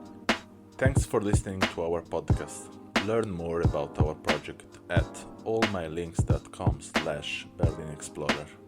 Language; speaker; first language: English; non-native, fluent; Italian